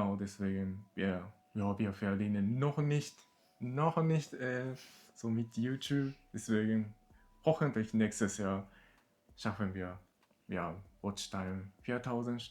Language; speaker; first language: German; non-native, learner; Japanese